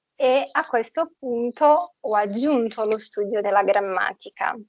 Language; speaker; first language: Italian; non-native, fluent; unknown